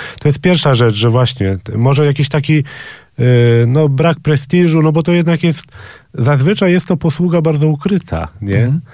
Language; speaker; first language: Polish; native; Polish